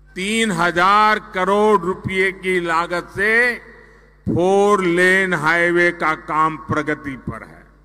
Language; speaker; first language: Hindi; non-native, local second language; Gujarati